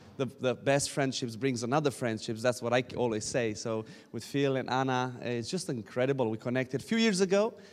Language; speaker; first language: English; non-native, fluent; Romanian